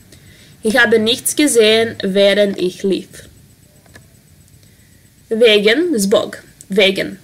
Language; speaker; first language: German; non-native, fluent; Serbian